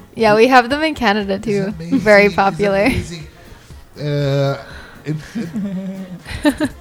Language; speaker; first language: English; native; English